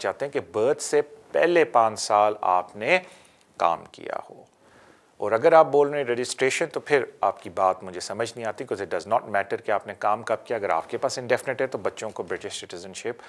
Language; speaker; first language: Urdu; native; Urdu